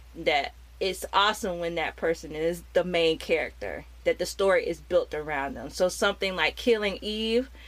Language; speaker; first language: English; native; English